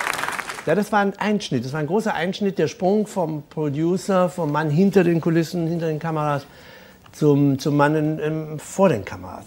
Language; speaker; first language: German; native; German